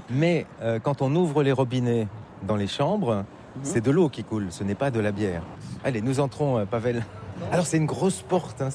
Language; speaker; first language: French; native; French